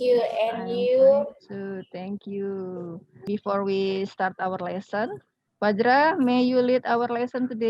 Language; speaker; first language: English; non-native, fluent; Indonesian